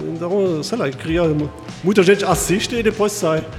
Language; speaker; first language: Portuguese; non-native, fluent; German